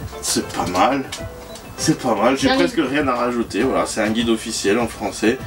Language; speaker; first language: French; native; French